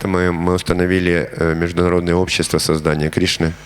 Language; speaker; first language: Russian; native; Russian